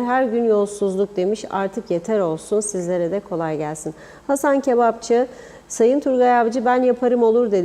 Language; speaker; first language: Turkish; native; Turkish